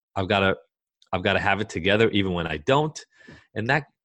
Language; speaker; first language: English; early bilingual, other home language; Hebrew